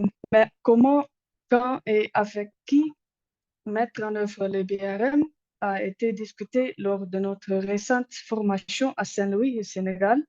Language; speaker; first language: French; non-native, learner; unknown